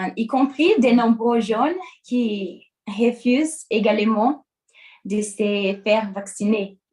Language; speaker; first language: French; non-native, learner; Portuguese